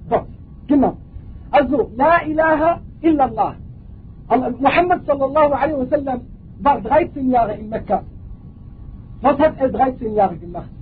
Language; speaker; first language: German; non-native, fluent; Arabic